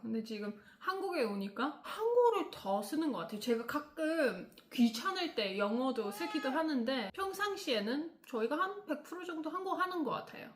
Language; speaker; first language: Korean; non-native, fluent; English